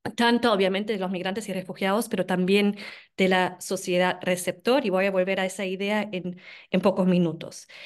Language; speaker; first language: Spanish; non-native, fluent; German